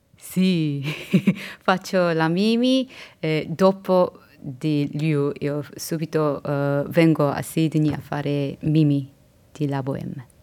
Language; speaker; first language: Italian; non-native, learner; Korean